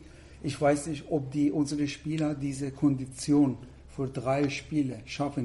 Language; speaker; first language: German; non-native, fluent; Persian